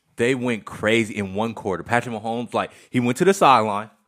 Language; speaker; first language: English; native; English